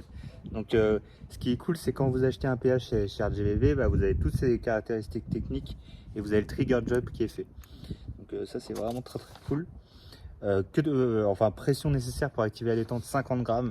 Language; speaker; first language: French; native; French